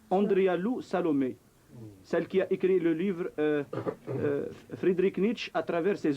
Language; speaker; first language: French; non-native, local second language; Arabic